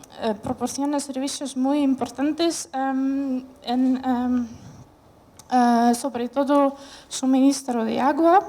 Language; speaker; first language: Spanish; non-native, fluent; Russian